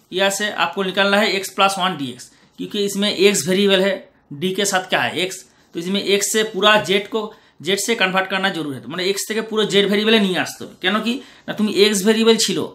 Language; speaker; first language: Hindi; non-native, local second language; Bangla